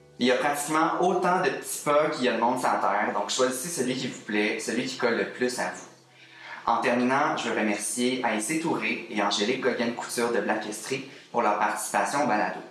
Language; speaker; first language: French; native; French